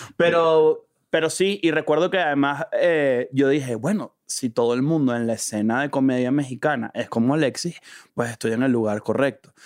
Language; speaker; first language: Spanish; native; Spanish